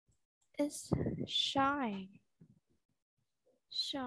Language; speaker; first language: English; non-native, learner; Vietnamese